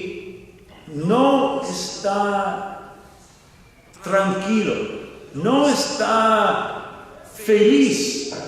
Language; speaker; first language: Spanish; non-native, fluent; English